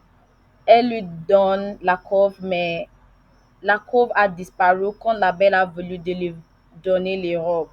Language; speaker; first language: French; non-native, learner; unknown